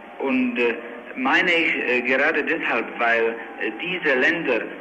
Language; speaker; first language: German; non-native, learner; Czech